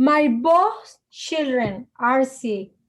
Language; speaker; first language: English; non-native, learner; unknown